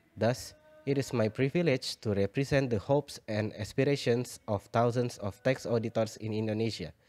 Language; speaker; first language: English; non-native, fluent; Indonesian